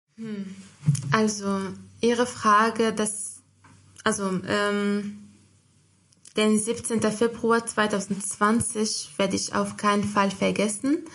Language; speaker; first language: German; non-native, fluent; Arabic